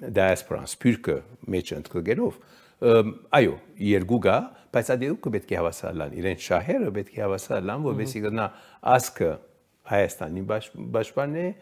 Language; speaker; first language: Armenian; early bilingual, heritage; Armenian